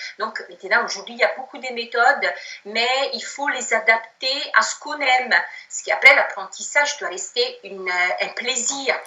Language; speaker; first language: French; non-native, fluent; Italian